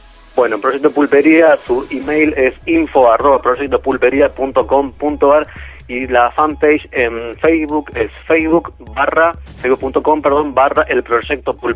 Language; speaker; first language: Spanish; native; Spanish